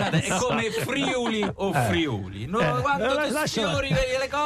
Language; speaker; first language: Italian; native; Italian